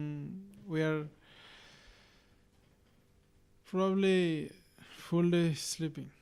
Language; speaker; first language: English; non-native, learner; Bangla